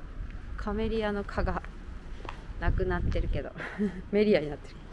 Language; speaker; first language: Japanese; native; Japanese